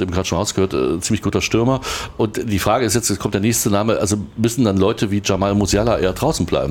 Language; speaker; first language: German; native; German